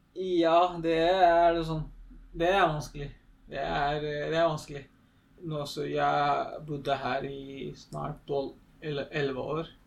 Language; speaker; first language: Norwegian; non-native, learner; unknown